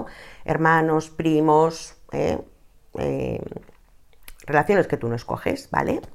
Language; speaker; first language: Spanish; native; Spanish